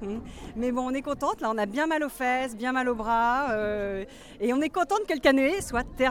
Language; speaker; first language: French; native; French